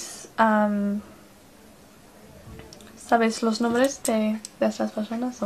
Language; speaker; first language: Spanish; non-native, learner; English